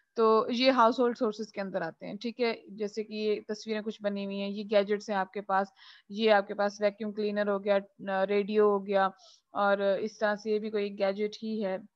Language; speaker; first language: Urdu; non-native, local second language; Punjabi